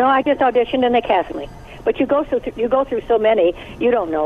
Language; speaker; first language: English; native; English